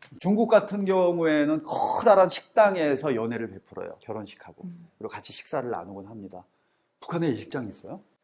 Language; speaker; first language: Korean; native; Korean